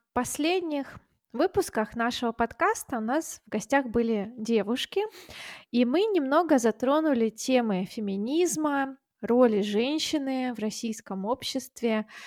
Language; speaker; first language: Russian; native; Russian